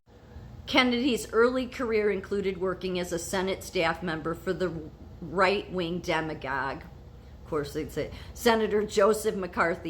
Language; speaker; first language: English; native; English